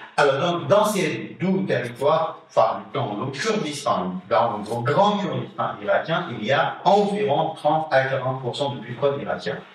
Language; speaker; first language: French; non-native, fluent; Kurdish